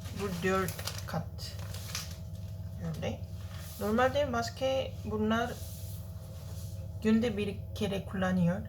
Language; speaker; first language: Turkish; non-native, learner; Korean